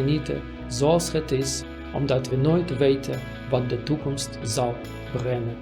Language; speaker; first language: Dutch; non-native, learner; Russian